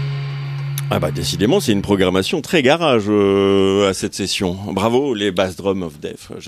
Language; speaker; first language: French; native; French